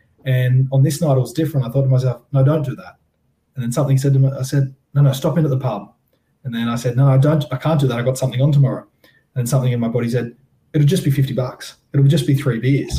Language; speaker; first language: English; native; English